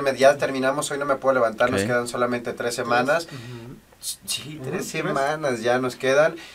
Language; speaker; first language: Spanish; native; Spanish